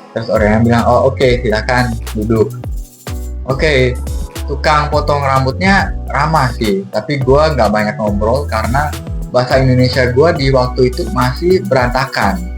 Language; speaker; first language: Indonesian; non-native, fluent; English